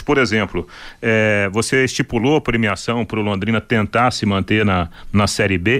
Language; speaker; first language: Portuguese; native; Portuguese